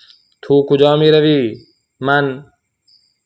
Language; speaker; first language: Persian; non-native, fluent; Urdu